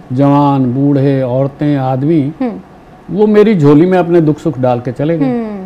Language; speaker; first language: Hindi; native; Hindi